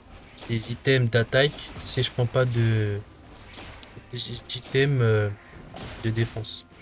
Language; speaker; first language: French; native; French